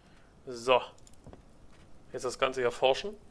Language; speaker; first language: German; native; German